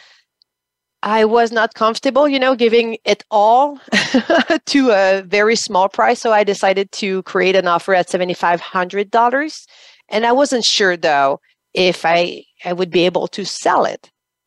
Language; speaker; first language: English; non-native, fluent; French